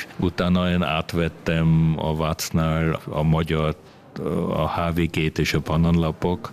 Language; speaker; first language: Hungarian; early bilingual, heritage; Hungarian